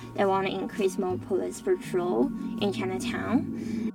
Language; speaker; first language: English; non-native, local second language; Cantonese